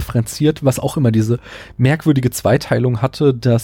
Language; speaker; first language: German; native; German